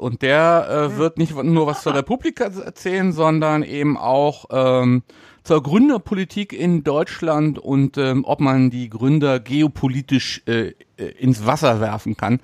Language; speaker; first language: German; native; German